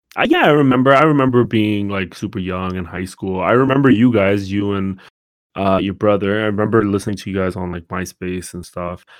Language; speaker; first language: English; native; English